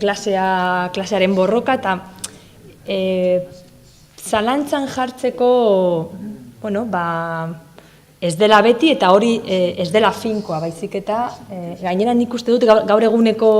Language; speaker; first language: Basque; non-native, local second language; Spanish